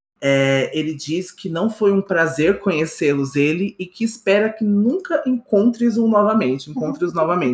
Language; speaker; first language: Portuguese; native; Portuguese